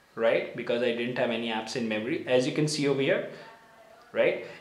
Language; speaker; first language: English; non-native, local second language; Hindi